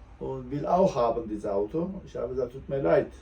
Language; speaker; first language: German; non-native, learner; Turkish